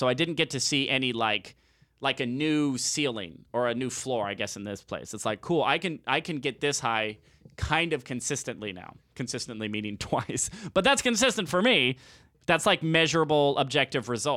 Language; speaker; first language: English; native; English